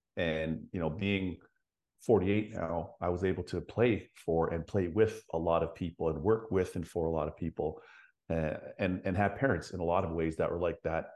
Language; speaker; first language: English; native; English